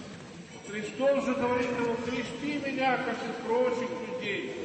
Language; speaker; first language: Russian; native; Russian